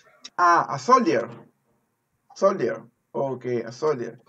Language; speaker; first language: English; non-native, fluent; Spanish